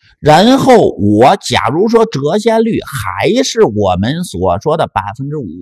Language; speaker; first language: Chinese; native; Chinese